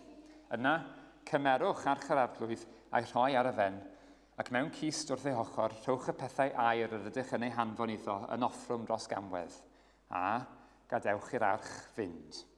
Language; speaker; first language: Welsh; native; Welsh